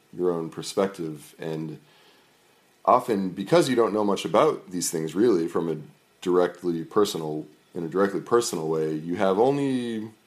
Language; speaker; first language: English; native; English